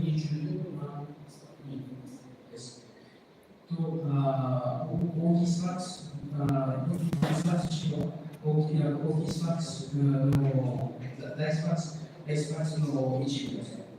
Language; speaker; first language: Japanese; non-native, fluent; Arabic